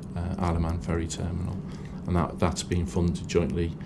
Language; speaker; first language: English; native; English